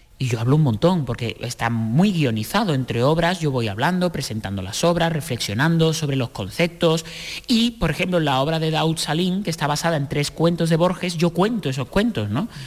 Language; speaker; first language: Spanish; native; Spanish